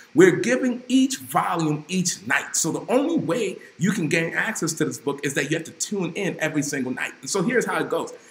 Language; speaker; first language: English; native; English